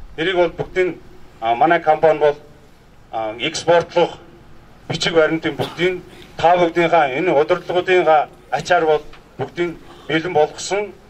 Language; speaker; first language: Mongolian; non-native, local second language; Kazakh